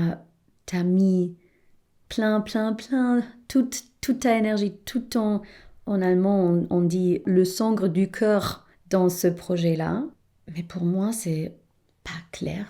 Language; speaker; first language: French; non-native, fluent; German